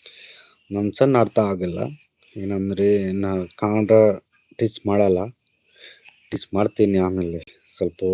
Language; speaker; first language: Kannada; non-native, learner; Bangla